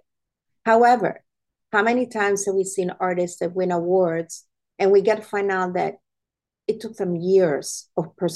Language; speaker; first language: English; non-native, fluent; Italian